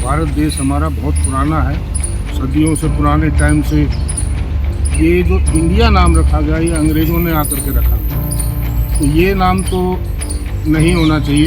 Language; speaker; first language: Hindi; native; Hindi